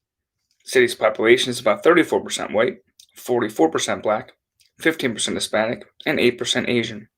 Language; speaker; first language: English; native; English